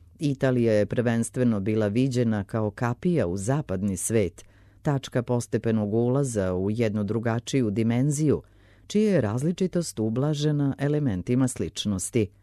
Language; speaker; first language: Serbian; native; Serbian